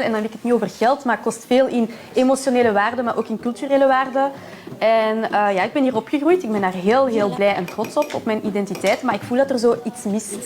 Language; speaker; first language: Dutch; non-native, local second language; French